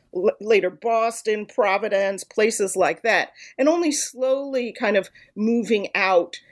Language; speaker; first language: English; native; English